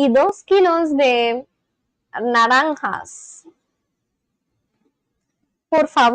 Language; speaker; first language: Spanish; non-native, learner; English